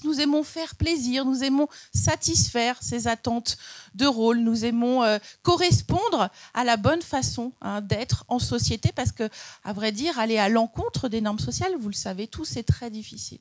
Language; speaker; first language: French; native; French